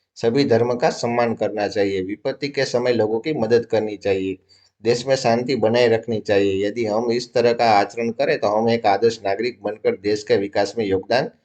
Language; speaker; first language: Hindi; non-native, local second language; Gujarati